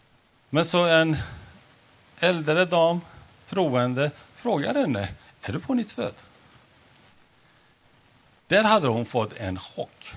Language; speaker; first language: Swedish; non-native, fluent; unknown